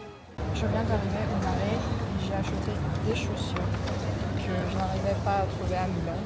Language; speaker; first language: French; non-native, fluent; Turkish